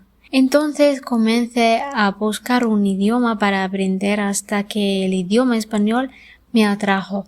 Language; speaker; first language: Spanish; non-native, learner; Arabic